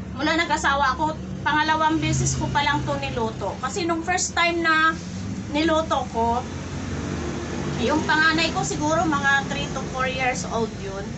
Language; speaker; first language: Filipino; non-native, local second language; Cebuano